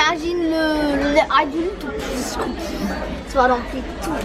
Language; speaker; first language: French; early bilingual, heritage; French